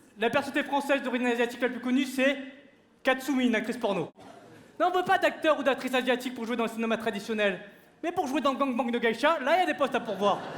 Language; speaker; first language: French; early bilingual, other home language; Vietnamese